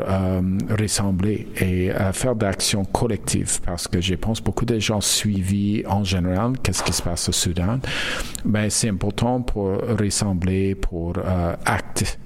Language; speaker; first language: French; non-native, learner; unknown